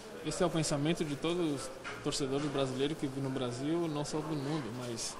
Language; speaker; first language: Spanish; non-native, learner; Portuguese